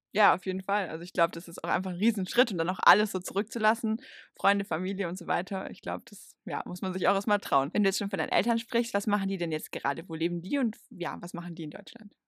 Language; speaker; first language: German; native; German